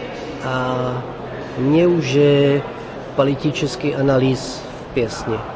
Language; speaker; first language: Russian; non-native, fluent; Czech